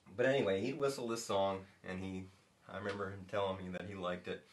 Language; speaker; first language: English; native; English